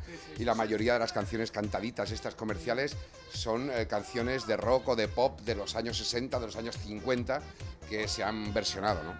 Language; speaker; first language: Spanish; native; Spanish